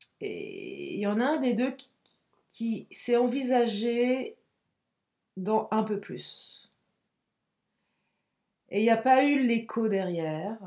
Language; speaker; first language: French; native; French